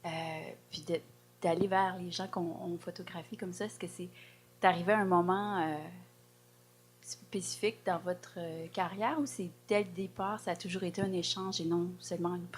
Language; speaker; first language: French; native; French